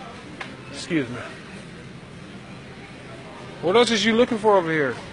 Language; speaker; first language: English; native; English